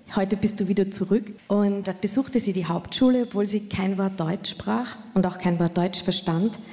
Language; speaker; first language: German; native; German